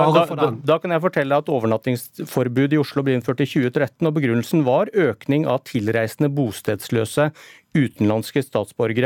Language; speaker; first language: Norwegian; native; Norwegian